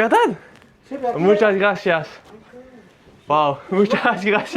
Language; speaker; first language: Spanish; non-native, learner; French